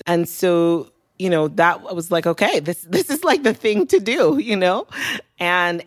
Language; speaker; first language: English; non-native, local second language; Yoruba